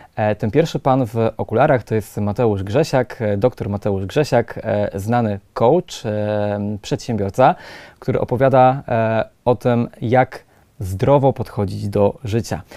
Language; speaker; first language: Polish; native; Polish